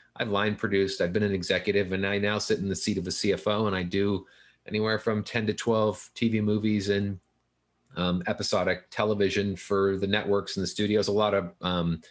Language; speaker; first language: English; native; English